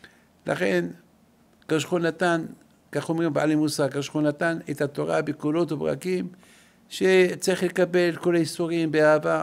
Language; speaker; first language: Hebrew; non-native, fluent; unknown